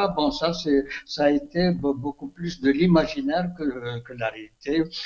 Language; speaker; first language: French; non-native, local second language; Kabyle